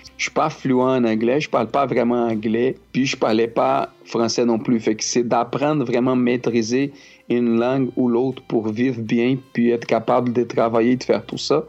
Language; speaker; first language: French; non-native, fluent; Portuguese